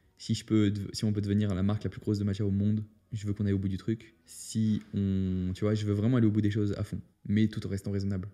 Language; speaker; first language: French; native; French